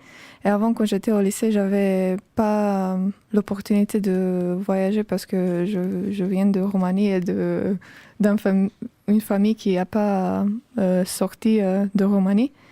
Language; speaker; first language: French; non-native, fluent; Romanian